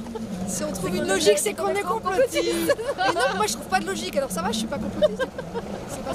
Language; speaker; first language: French; native; French